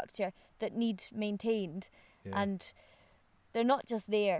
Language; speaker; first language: English; native; English